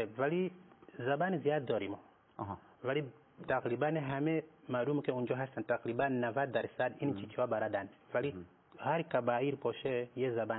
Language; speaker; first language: Persian; non-native, fluent; Nyanja